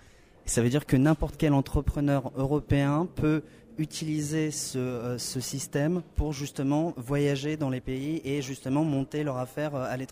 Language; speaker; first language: French; native; French